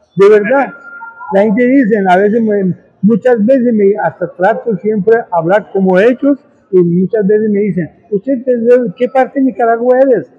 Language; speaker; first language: Spanish; non-native, fluent; Persian